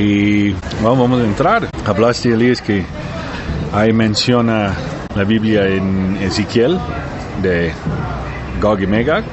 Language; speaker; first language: Spanish; non-native, learner; English